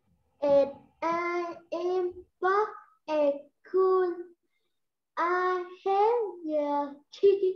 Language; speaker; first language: English; non-native, learner; Vietnamese